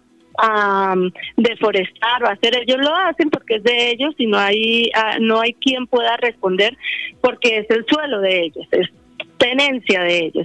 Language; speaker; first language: Spanish; native; Spanish